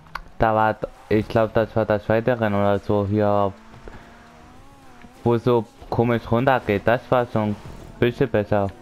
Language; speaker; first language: German; native; German